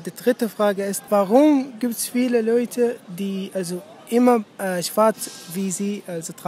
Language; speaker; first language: German; non-native, learner; Arabic